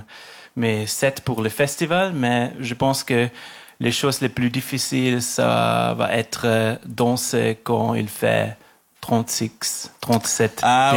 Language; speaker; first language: French; non-native, local second language; German